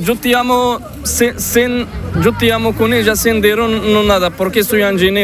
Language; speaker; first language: Spanish; non-native, learner; Arabic